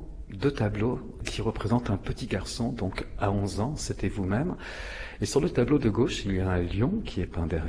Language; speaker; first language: French; native; French